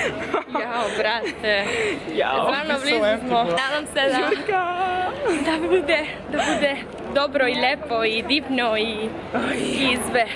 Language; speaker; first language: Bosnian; non-native, fluent; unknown